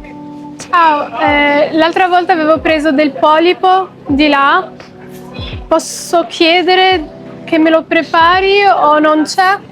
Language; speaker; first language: Italian; non-native, fluent; Arabic